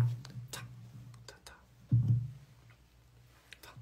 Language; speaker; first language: Korean; non-native, fluent; Chinese